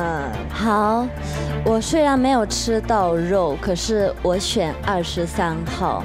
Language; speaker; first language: Chinese; non-native, fluent; Japanese